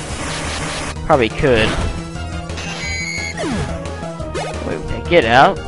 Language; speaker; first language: English; native; English